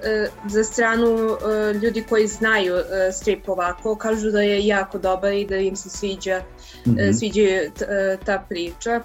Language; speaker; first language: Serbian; early bilingual, heritage; English